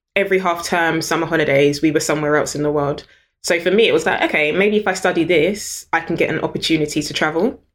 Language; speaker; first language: English; native; English